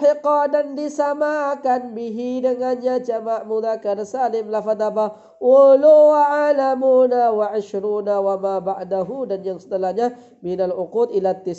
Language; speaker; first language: Arabic; non-native, fluent; Indonesian